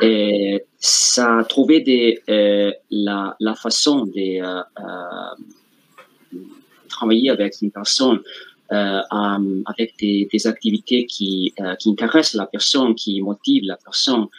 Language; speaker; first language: French; non-native, fluent; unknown